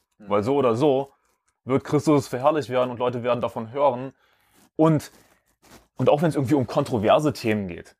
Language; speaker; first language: German; native; German